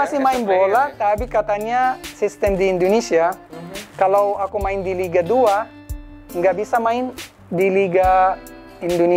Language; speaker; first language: Indonesian; non-native, fluent; Arabic